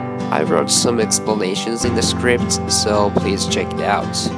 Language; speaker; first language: English; non-native, fluent; Japanese